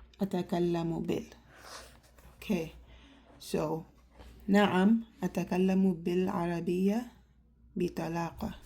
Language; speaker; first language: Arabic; non-native, learner; English